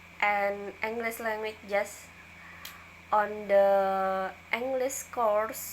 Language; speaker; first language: English; non-native, learner; Indonesian